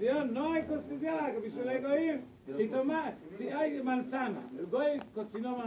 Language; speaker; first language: Spanish; non-native, learner; Hebrew